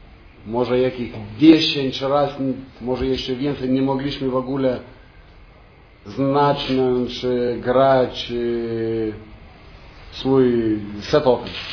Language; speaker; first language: Polish; non-native, fluent; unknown